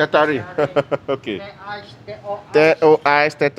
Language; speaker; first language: Indonesian; non-native, learner; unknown